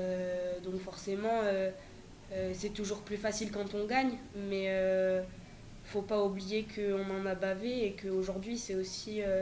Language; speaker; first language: French; native; French